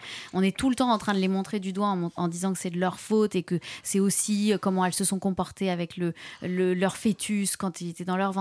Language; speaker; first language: French; native; French